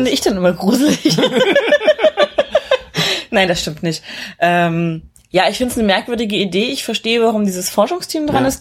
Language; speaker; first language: German; native; German